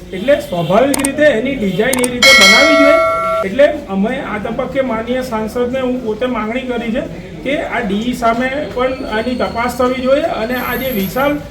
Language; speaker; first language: Gujarati; native; Gujarati